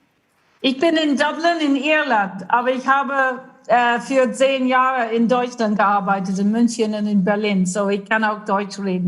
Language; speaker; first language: German; non-native, learner; English